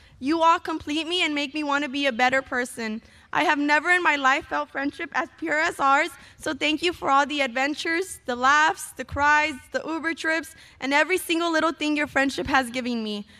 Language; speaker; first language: English; early bilingual, other home language; Spanish